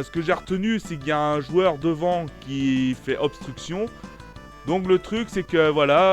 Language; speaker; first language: French; native; French